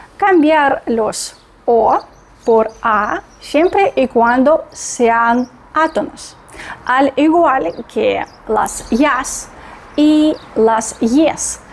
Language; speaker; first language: Spanish; non-native, fluent; Russian